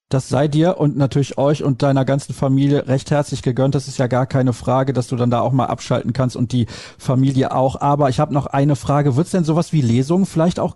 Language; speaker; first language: German; native; German